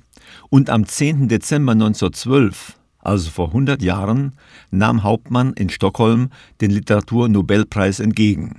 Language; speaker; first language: German; native; German